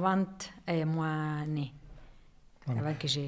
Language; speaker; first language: French; non-native, learner; Spanish